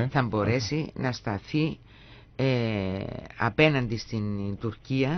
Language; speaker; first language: Greek; native; Greek